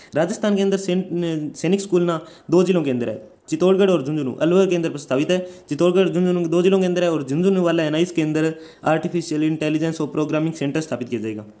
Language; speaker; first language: Hindi; native; Hindi